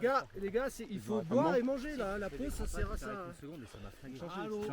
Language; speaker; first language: French; native; French